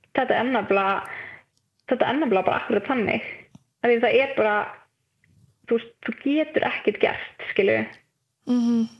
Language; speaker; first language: Icelandic; native; Icelandic